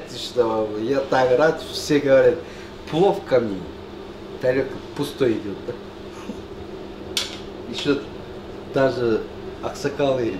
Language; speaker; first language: Russian; non-native, local second language; Uzbek